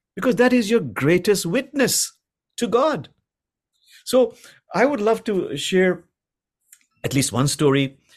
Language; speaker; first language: English; non-native, local second language; Bangla